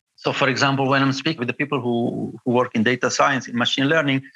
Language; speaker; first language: English; non-native, fluent; Italian